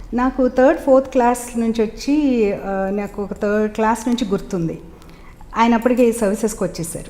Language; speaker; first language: Telugu; native; Telugu